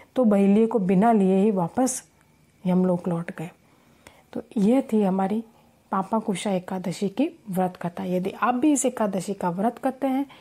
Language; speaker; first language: Hindi; native; Hindi